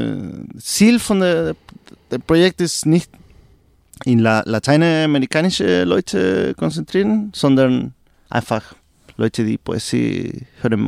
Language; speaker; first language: German; non-native, learner; Spanish